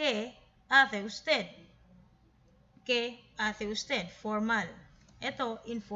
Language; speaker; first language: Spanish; non-native, fluent; Filipino